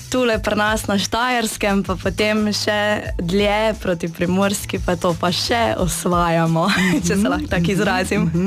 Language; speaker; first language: Slovenian; native; Slovenian